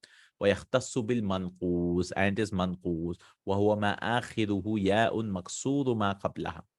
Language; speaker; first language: Arabic; non-native, fluent; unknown